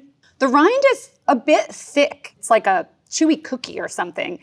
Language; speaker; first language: English; native; English